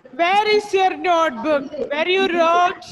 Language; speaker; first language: English; non-native, fluent; Malayalam